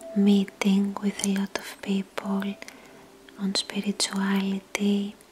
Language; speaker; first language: English; non-native, fluent; Greek